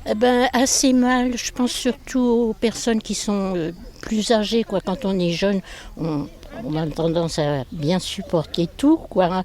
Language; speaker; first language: French; native; French